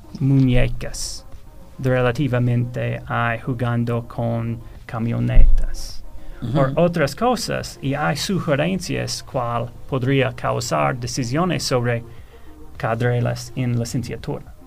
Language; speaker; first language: Spanish; non-native, fluent; English